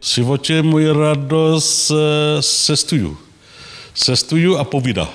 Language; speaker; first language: Czech; non-native, learner; Balinese